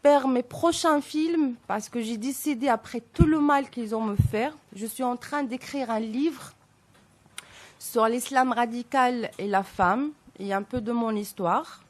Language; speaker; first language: French; non-native, local second language; Arabic